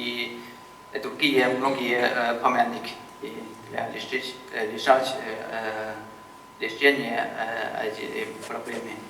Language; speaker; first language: Russian; non-native, learner; Chinese